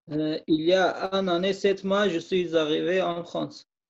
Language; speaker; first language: French; non-native, learner; Kurdish